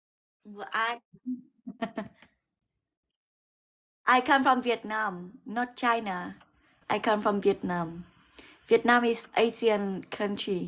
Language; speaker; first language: English; non-native, learner; Vietnamese